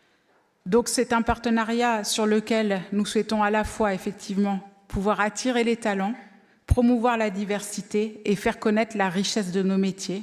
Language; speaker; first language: French; native; French